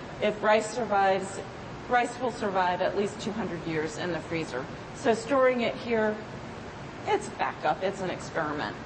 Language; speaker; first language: English; native; English